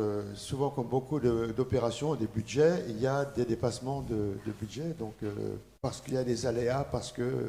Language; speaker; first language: French; native; French